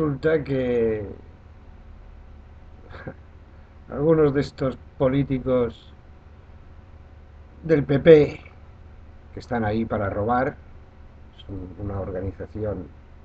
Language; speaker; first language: Spanish; non-native, local second language; Catalan